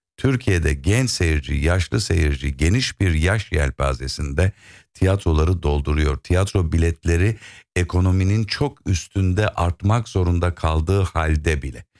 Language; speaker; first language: Turkish; native; Turkish